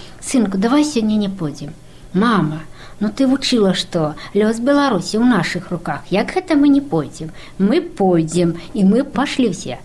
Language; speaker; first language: Belarusian; native; Belarusian